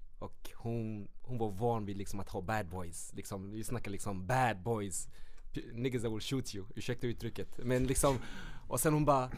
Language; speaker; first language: Swedish; early bilingual, other home language; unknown